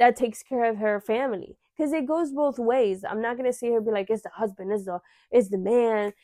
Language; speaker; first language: English; early bilingual, other home language; Spanish